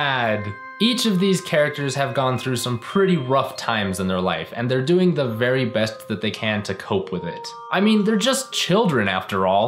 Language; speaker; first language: English; native; English